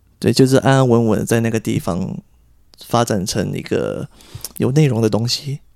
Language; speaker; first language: Chinese; native; Chinese